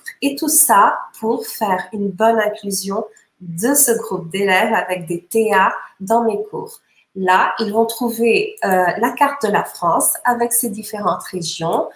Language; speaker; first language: French; early bilingual, other home language; Portuguese